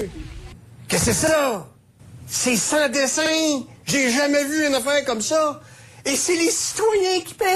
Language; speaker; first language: French; native; French